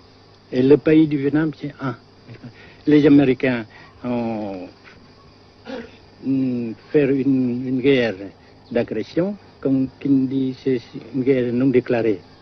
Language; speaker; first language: French; non-native, fluent; Vietnamese